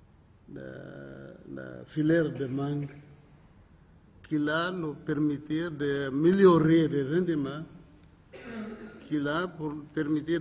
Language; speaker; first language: French; non-native, learner; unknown